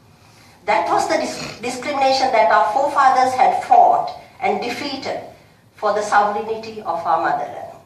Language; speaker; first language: English; non-native, local second language; Sinhala